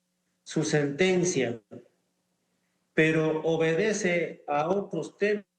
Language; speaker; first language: Spanish; native; Spanish